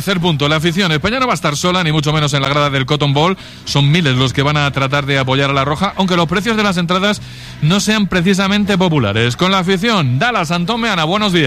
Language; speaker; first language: Spanish; native; Spanish